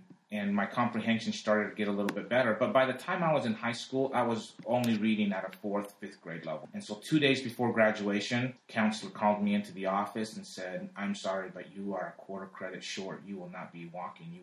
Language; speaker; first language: English; early bilingual, other home language; Spanish